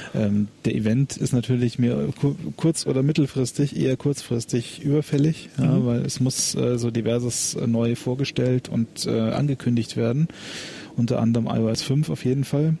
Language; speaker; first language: German; native; German